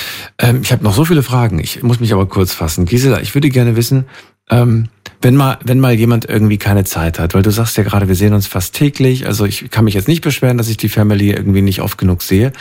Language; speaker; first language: German; native; German